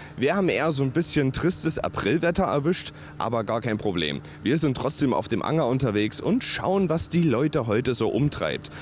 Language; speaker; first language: German; native; German